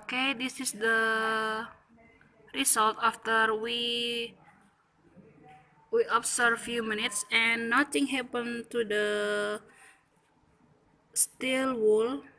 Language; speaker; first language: English; non-native, learner; Indonesian